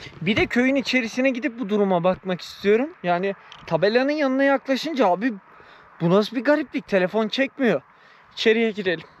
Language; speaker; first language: Turkish; native; Turkish